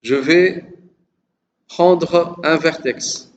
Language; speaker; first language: French; non-native, local second language; Arabic